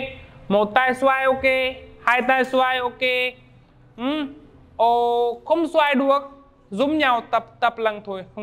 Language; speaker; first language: Vietnamese; non-native, learner; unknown